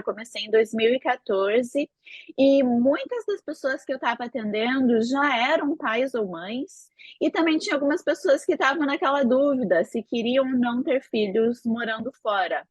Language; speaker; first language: Portuguese; native; Portuguese